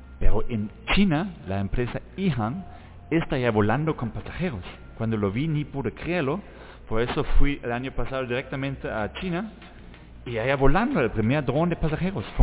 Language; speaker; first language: Spanish; non-native, fluent; German